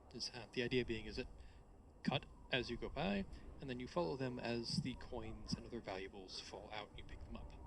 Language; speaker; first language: English; native; English